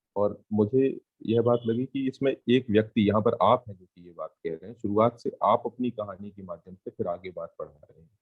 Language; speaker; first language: Hindi; native; Hindi